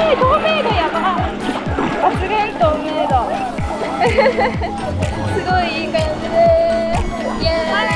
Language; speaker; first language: Japanese; native; Japanese